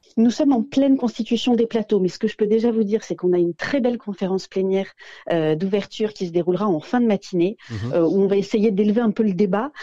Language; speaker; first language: French; native; French